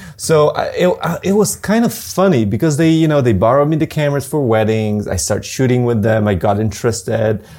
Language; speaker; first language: English; non-native, fluent; Polish